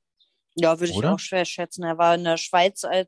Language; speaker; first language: German; native; German